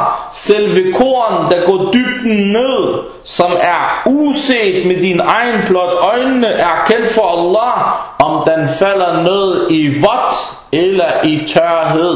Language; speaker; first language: Danish; non-native, fluent; Arabic